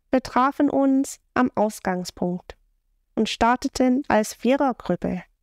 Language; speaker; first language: German; non-native, fluent; English